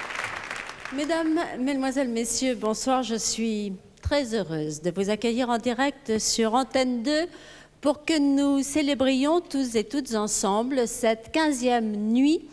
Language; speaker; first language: French; native; French